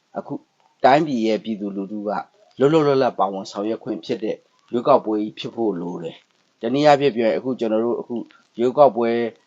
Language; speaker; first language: Burmese; non-native, local second language; Pa'o Karen